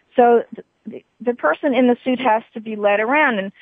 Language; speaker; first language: English; native; English